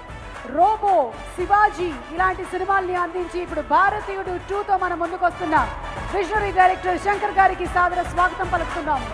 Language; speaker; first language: Telugu; native; Telugu